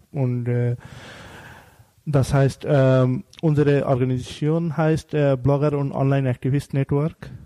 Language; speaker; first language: German; non-native, learner; Bangla